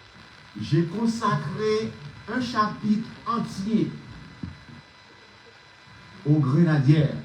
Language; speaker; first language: French; non-native, local second language; Haitian Creole